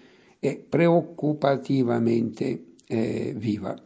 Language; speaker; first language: Italian; native; Italian